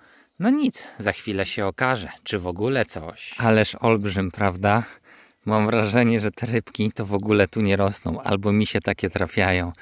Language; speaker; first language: Polish; native; Polish